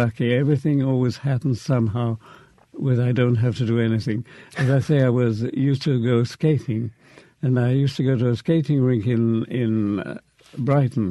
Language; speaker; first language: English; native; English